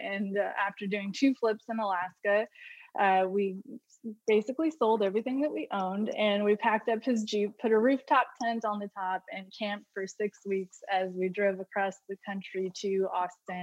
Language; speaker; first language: English; native; English